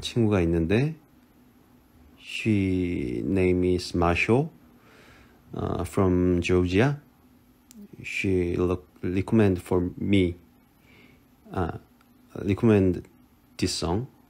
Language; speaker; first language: English; non-native, learner; Korean